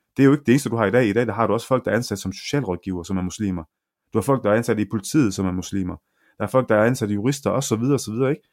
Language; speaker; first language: Danish; early bilingual, other home language; Arabic